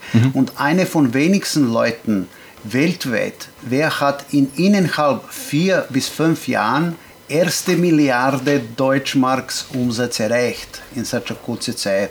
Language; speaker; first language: German; non-native, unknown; Serbian